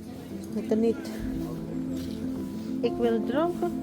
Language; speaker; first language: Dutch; non-native, learner; Indonesian